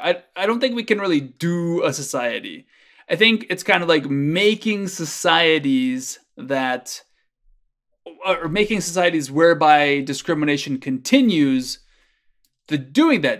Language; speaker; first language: English; native; English